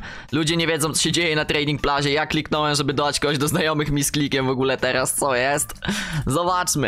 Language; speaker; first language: Polish; native; Polish